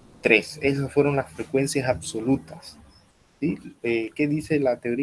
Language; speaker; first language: Spanish; native; Spanish